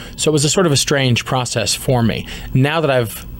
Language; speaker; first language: English; native; English